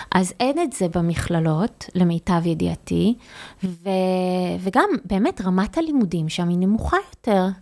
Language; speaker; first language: Hebrew; native; Hebrew